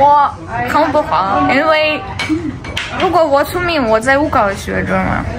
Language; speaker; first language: Chinese; non-native, learner; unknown